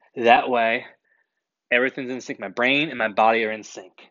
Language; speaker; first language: English; native; English